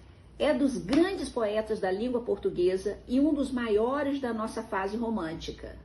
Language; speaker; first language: Portuguese; native; Portuguese